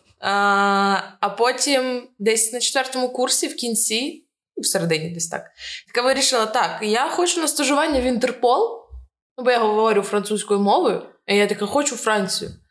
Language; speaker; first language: Ukrainian; non-native, local second language; Russian